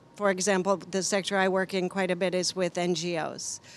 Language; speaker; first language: English; native; English